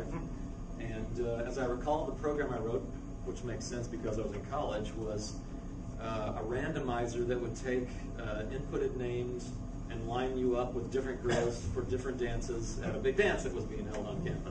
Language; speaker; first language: English; native; English